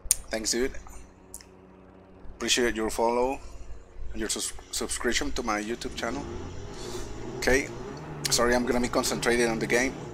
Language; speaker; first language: English; non-native, fluent; Spanish